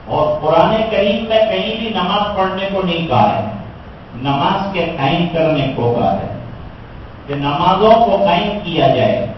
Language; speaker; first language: Urdu; non-native, local second language; Gujarati